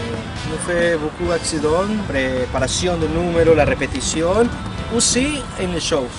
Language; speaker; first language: French; non-native, learner; Spanish